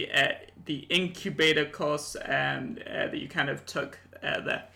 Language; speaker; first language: English; native; English